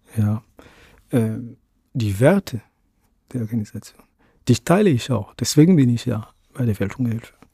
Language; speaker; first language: German; non-native, fluent; Ewe